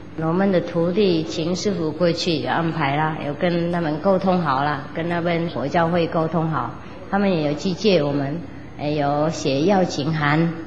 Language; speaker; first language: Chinese; non-native, fluent; Vietnamese